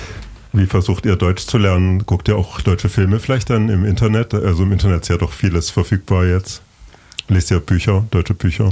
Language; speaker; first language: German; native; German